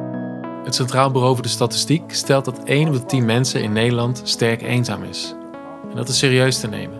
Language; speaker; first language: Dutch; native; Dutch